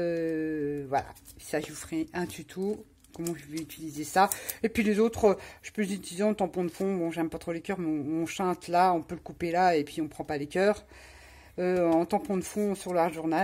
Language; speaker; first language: French; native; French